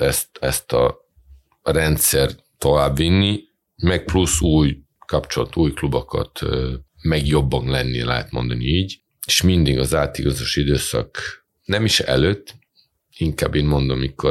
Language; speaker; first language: Hungarian; non-native, fluent; Serbian